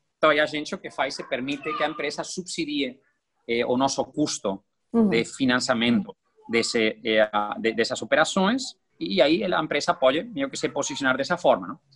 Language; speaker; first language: Portuguese; non-native, fluent; Spanish